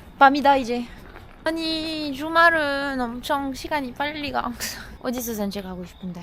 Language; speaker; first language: Korean; native; Korean